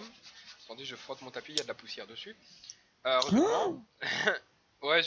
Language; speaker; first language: French; native; French